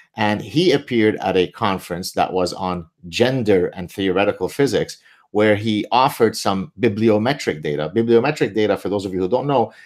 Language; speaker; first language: English; early bilingual, other home language; Arabic